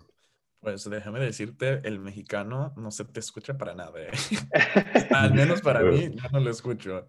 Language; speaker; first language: Spanish; non-native, fluent; English